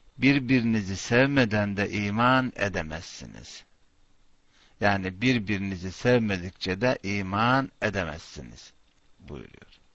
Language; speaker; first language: Turkish; non-native, fluent; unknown